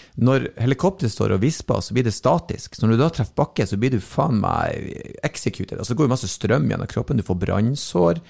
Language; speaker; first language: Norwegian; native; Norwegian